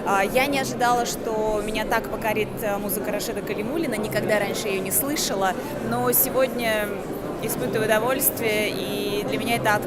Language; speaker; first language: Russian; native; Russian